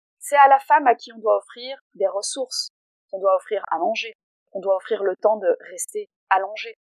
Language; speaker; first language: French; native; French